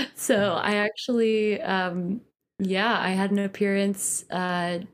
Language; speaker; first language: English; native; English